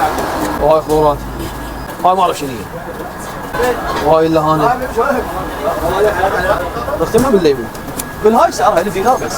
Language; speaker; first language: Arabic; native; Arabic